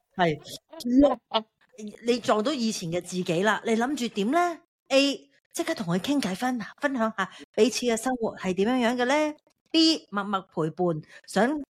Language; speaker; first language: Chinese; non-native, local second language; Cantonese